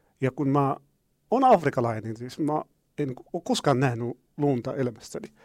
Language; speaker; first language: Finnish; non-native, fluent; Arabic